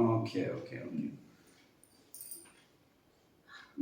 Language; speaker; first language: Kannada; non-native, learner; Tibetan